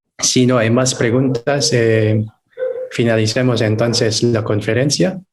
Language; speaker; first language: Spanish; non-native, fluent; Filipino